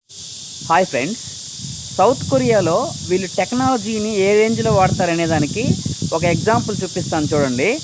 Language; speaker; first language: Telugu; native; Telugu